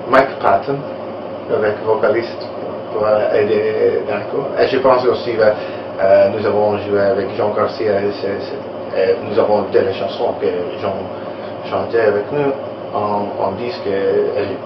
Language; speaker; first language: French; non-native, learner; Italian